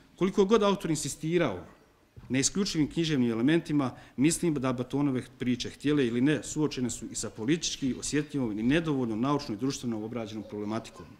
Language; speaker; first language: Bosnian; native; Bosnian